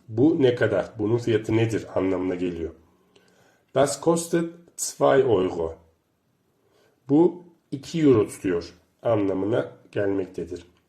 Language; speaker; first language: Turkish; native; Turkish